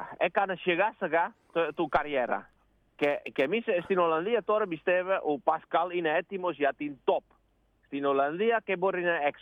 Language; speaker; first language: Greek; non-native, learner; Dutch